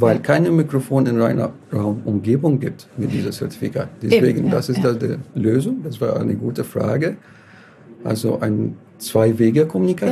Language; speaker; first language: German; non-native, fluent; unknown